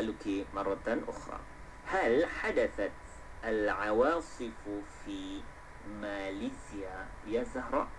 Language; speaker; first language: Arabic; non-native, fluent; Malay